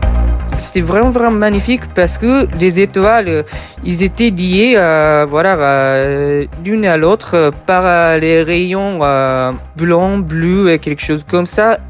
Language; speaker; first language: French; non-native, fluent; Japanese